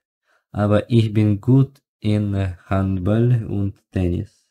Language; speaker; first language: German; non-native, learner; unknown